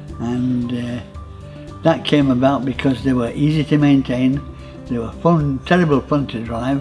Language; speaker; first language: English; native; English